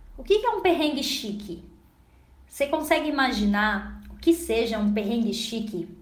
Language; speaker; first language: Portuguese; native; Portuguese